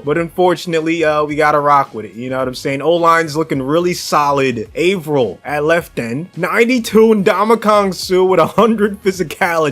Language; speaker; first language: English; native; English